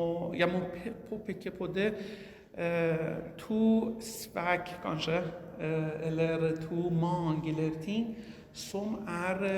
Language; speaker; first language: Norwegian; non-native, learner; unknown